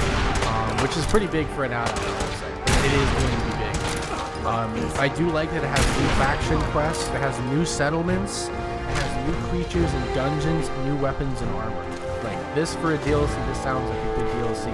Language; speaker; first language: English; native; English